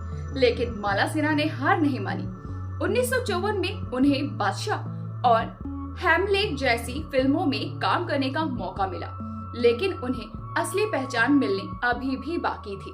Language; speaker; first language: Hindi; native; Hindi